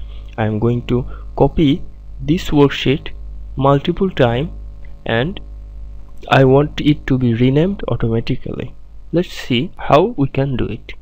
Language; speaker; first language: English; non-native, fluent; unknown